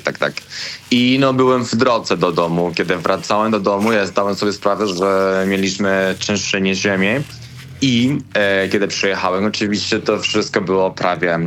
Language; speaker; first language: Polish; non-native, learner; Spanish